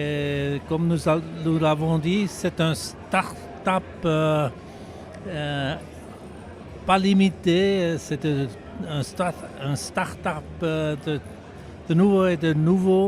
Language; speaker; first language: French; non-native, local second language; German